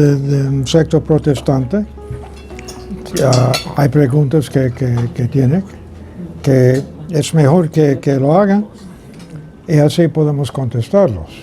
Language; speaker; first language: Spanish; non-native, fluent; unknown